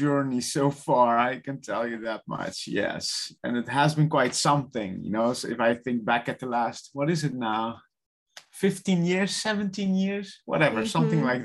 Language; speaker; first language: English; non-native, fluent; Dutch